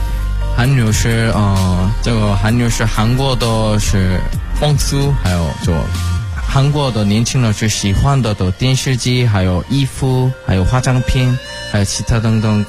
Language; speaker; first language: Chinese; non-native, learner; Korean